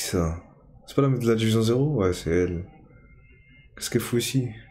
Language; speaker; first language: French; native; French